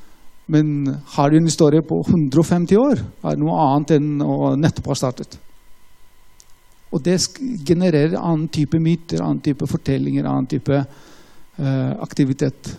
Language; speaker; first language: Norwegian; non-native, fluent; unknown